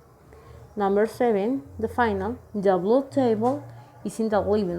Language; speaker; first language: English; non-native, fluent; Spanish